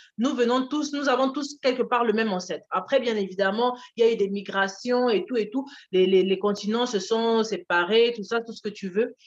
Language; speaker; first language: French; early bilingual, other home language; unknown